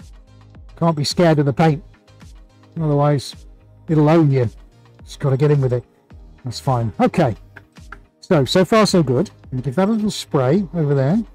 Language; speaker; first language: English; native; English